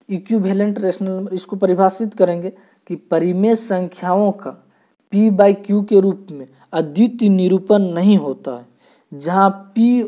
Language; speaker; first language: Hindi; native; Hindi